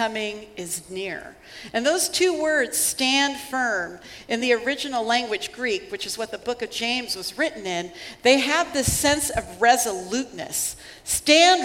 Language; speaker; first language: English; native; English